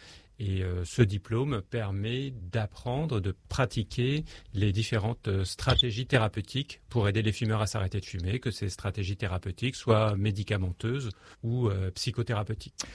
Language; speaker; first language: French; native; French